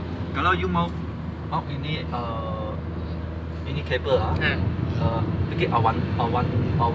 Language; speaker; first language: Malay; non-native, local second language; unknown